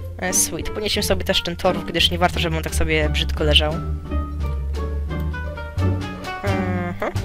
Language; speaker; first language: Polish; native; Polish